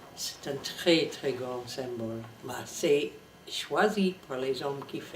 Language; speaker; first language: French; non-native, fluent; English